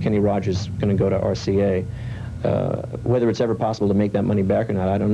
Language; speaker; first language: English; native; English